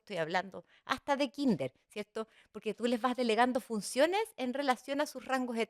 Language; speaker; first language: Spanish; native; Spanish